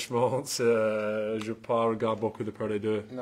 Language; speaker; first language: French; non-native, learner; English